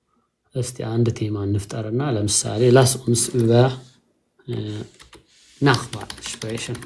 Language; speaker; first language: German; non-native, fluent; Amharic